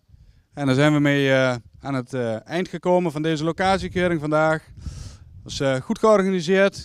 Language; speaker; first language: Dutch; native; Dutch